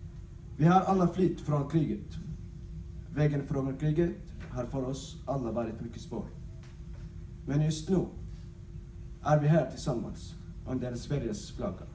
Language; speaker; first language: Swedish; non-native, learner; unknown